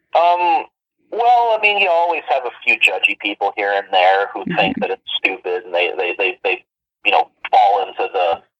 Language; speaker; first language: English; native; English